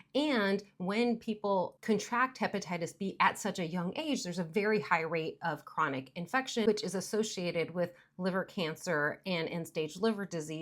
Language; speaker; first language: English; native; English